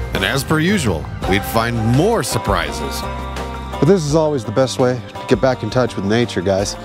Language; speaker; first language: English; native; English